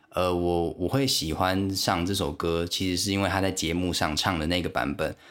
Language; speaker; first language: Chinese; non-native, local second language; Min Nan Chinese